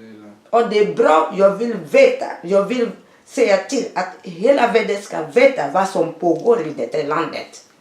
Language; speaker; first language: Swedish; non-native, learner; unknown